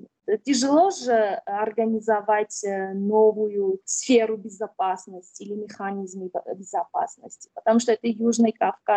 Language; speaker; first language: Russian; non-native, fluent; Armenian